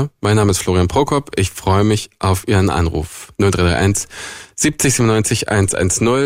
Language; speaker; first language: German; native; German